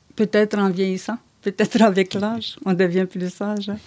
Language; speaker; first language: French; non-native, fluent; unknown